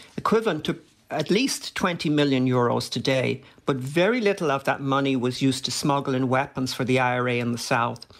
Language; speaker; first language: English; native; English